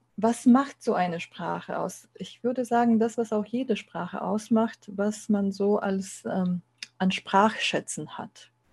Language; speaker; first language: German; non-native, fluent; Lithuanian